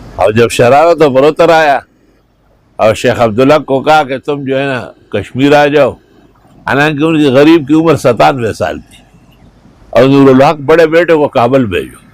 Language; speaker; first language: Urdu; non-native, local second language; Pashto